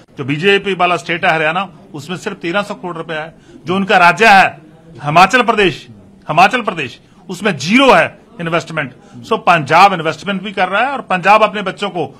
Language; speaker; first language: Hindi; non-native, local second language; Punjabi